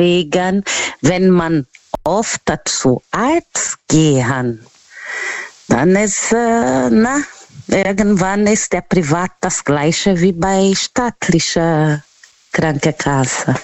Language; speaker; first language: German; non-native, learner; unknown